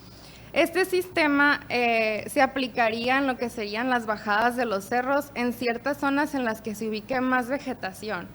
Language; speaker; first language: Spanish; native; Spanish